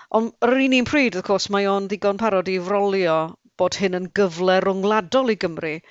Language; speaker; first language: Welsh; native; Welsh